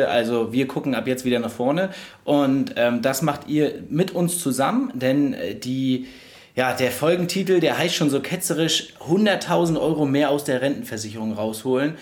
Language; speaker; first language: German; native; German